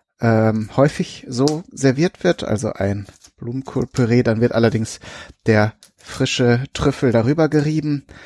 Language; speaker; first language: German; native; German